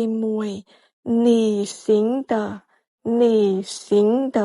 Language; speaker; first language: Chinese; non-native, fluent; Khmer